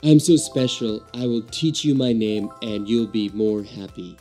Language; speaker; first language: English; native; English